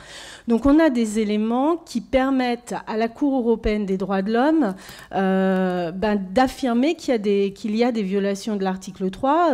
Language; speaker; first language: French; native; French